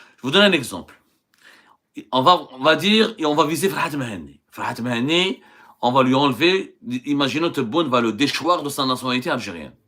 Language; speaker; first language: French; non-native, local second language; Arabic